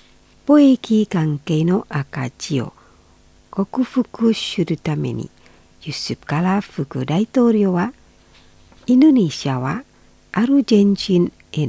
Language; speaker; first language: Japanese; non-native, fluent; Indonesian